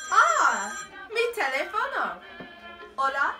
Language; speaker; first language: Spanish; non-native, learner; English